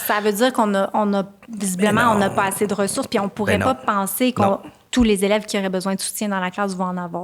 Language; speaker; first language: French; native; French